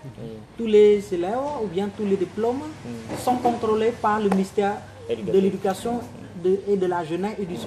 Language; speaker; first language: French; non-native, fluent; Khmer